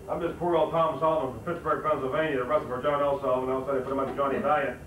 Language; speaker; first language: English; native; English